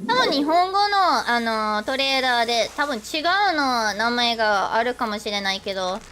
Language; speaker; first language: Japanese; non-native, learner; English